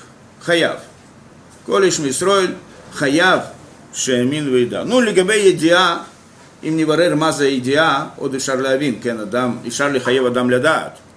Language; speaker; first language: Hebrew; non-native, fluent; Russian